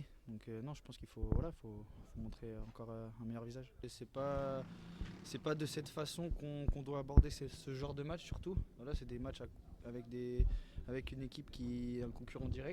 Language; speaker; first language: French; native; French